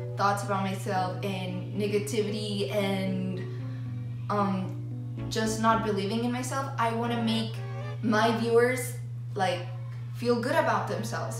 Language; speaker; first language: English; early bilingual, other home language; Spanish